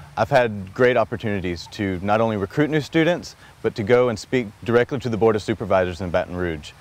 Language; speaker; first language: English; native; English